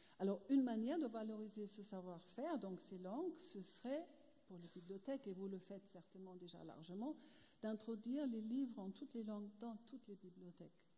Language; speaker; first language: French; non-native, fluent; German